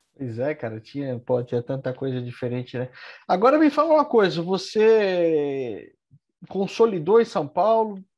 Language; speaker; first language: Portuguese; native; Portuguese